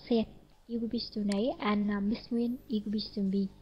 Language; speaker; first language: English; non-native, fluent; Vietnamese